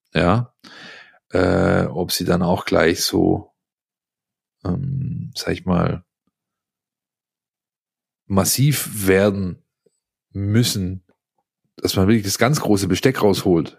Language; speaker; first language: German; native; German